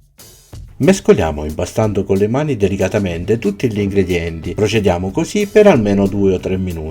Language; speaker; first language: Italian; native; Italian